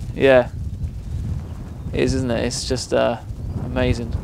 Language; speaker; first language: English; native; English